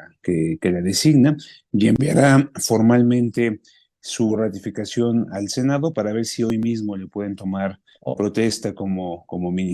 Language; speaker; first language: Spanish; native; Spanish